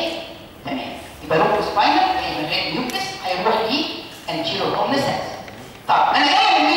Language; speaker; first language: Arabic; native; Arabic